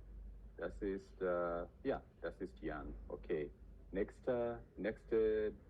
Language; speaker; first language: German; non-native, fluent; English